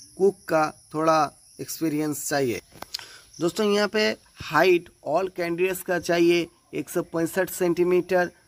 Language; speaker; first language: Hindi; non-native, local second language; Bangla